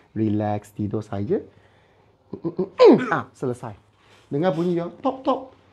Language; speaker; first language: Malay; non-native, local second language; Chinese